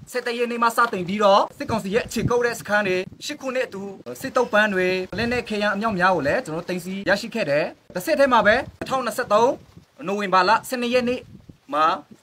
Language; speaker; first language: Burmese; non-native, local second language; Western Kayah